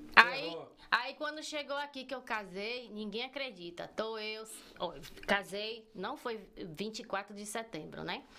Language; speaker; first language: Portuguese; native; Portuguese